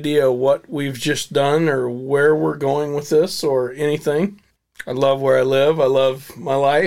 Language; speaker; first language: English; native; English